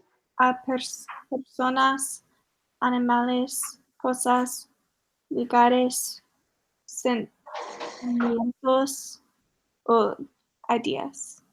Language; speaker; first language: Spanish; non-native, learner; English